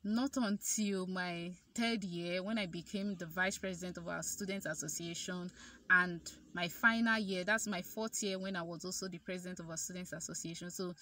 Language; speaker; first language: English; non-native, local second language; Igbo